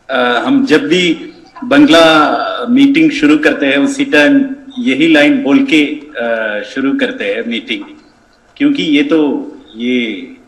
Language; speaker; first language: Hindi; non-native, fluent; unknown